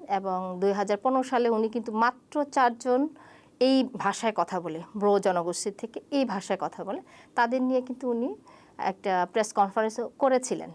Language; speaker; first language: Bangla; non-native, local second language; Chakma